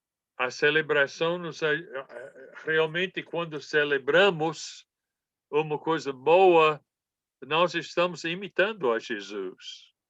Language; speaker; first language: Portuguese; non-native, fluent; English